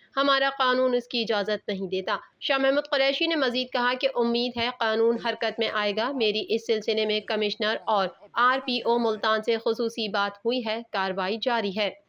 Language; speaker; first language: Urdu; native; Urdu